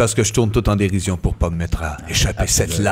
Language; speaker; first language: French; native; French